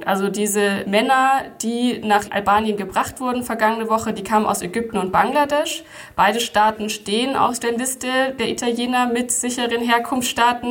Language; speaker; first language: German; native; German